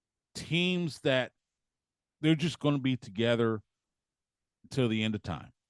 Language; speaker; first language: English; native; English